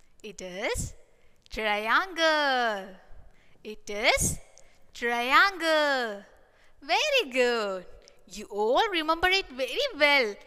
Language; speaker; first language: English; non-native, local second language; Malayalam